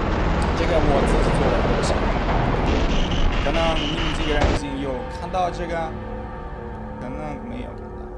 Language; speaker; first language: Chinese; non-native, learner; Russian